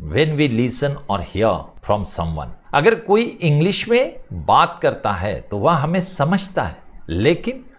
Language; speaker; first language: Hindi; non-native, local second language; Marathi